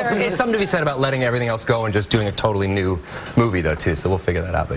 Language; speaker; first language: English; native; English